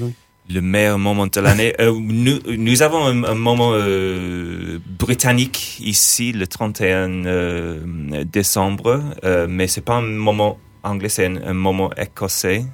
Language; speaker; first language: French; non-native, fluent; English